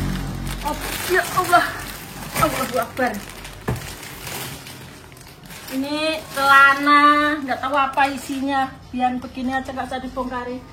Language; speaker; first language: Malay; non-native, local second language; Javanese